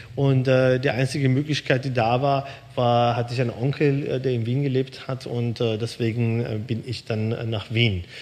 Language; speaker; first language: German; early bilingual, other home language; Persian